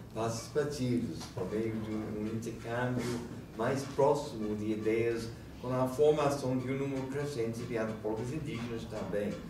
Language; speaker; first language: Portuguese; non-native, fluent; English